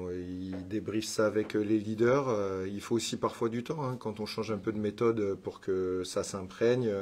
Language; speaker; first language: French; native; French